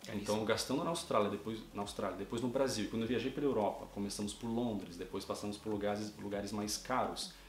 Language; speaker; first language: Portuguese; native; Portuguese